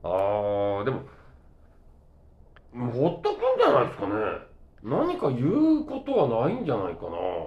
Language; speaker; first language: Japanese; native; Japanese